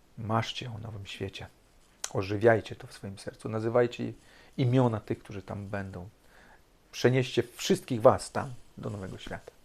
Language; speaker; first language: Polish; early bilingual, heritage; Polish